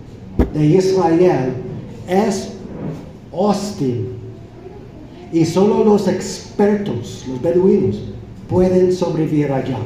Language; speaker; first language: Spanish; non-native, fluent; English